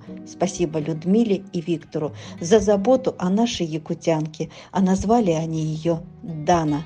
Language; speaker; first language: Russian; native; Russian